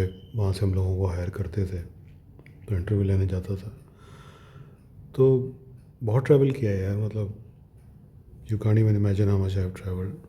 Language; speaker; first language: Hindi; native; Hindi